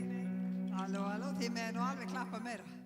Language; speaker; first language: Icelandic; non-native, fluent; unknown